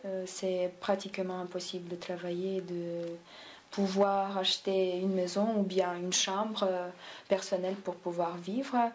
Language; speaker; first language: French; non-native, fluent; Romanian